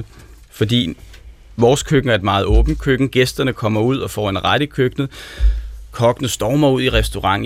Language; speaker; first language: Danish; native; Danish